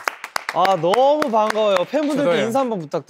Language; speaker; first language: Korean; native; Korean